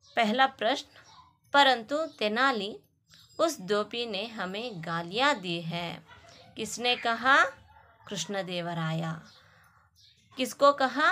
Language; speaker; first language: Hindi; non-native, local second language; Kannada